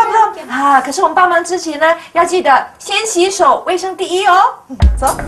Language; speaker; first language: Chinese; native; Chinese